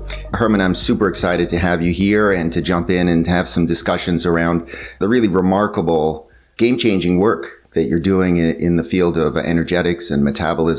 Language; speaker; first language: English; native; English